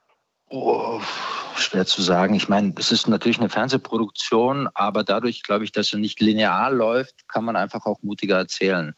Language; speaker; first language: German; early bilingual, other home language; Croatian